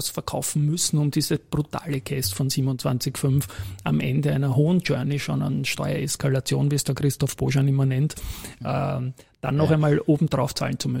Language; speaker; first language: German; native; German